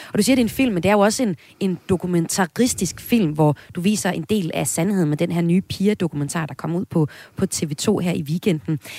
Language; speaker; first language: Danish; native; Danish